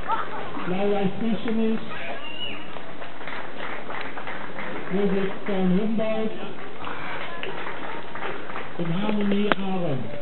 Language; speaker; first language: German; native; German